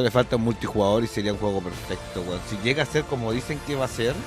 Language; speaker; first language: Spanish; native; Spanish